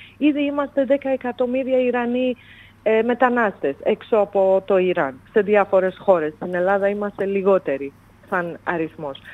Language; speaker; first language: Greek; non-native, fluent; Persian